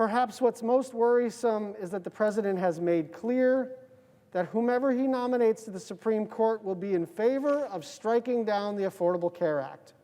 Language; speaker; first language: English; native; English